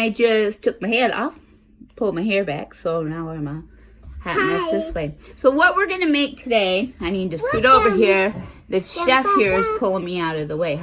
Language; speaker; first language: English; native; English